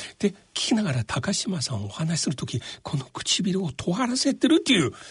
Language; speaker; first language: Japanese; non-native, fluent; Chinese